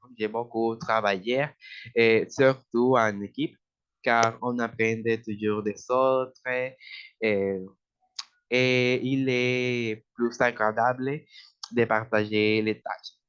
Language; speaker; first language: French; non-native, learner; Spanish